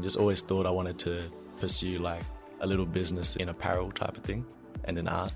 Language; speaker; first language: English; native; English